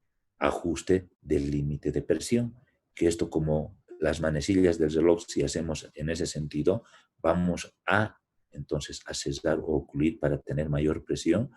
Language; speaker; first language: Spanish; native; Spanish